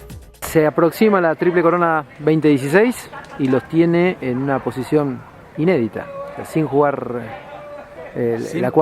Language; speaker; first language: Spanish; native; Spanish